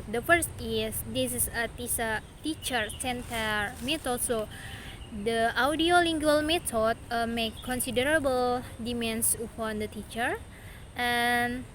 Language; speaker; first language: English; non-native, learner; Indonesian